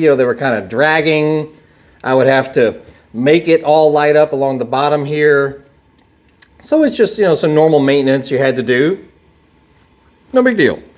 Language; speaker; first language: English; native; English